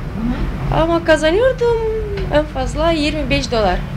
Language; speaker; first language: Turkish; non-native, fluent; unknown